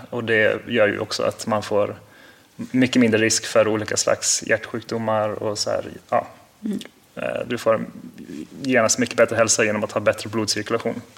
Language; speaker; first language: Swedish; early bilingual, heritage; Swedish